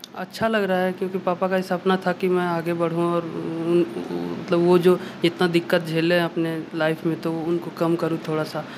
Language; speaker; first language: Hindi; native; Hindi